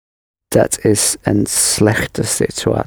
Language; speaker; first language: Dutch; non-native, learner; English